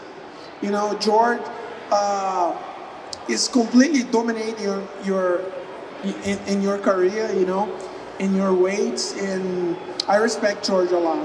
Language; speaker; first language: English; non-native, learner; Portuguese